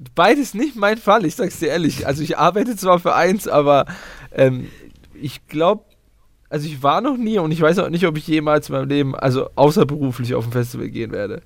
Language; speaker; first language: German; early bilingual, other home language; Bosnian